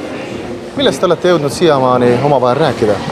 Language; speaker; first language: Estonian; native; Estonian